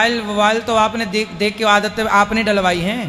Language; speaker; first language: Hindi; native; Hindi